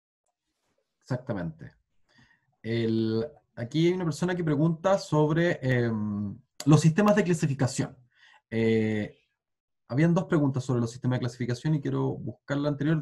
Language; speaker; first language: Spanish; native; Spanish